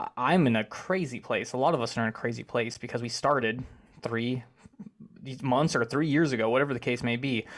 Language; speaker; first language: English; native; English